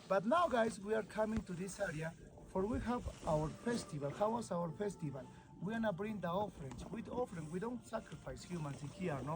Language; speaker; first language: English; non-native, learner; Spanish